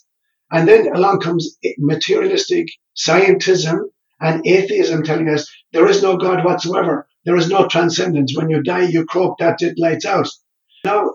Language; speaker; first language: English; non-native, local second language; Irish